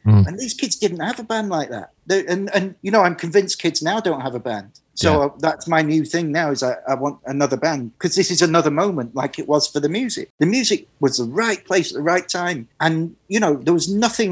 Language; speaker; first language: English; native; English